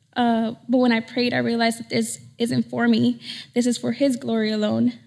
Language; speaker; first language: English; early bilingual, other home language; Spanish